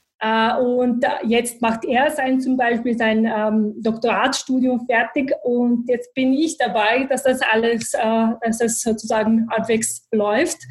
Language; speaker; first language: German; non-native, fluent; Bosnian